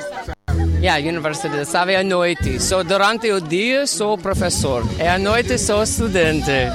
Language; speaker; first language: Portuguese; non-native, learner; English